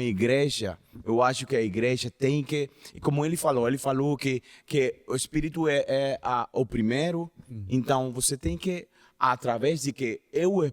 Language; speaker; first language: Portuguese; non-native, learner; Spanish